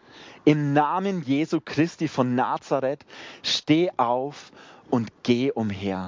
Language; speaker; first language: German; native; German